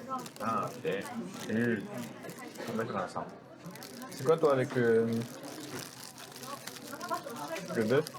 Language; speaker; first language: French; native; French